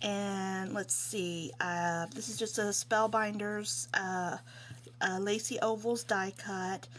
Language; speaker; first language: English; native; English